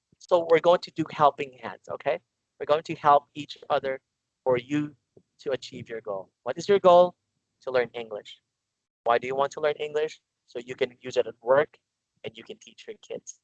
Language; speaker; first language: English; non-native, local second language; Filipino